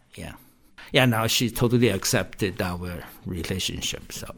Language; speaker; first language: English; non-native, fluent; Chinese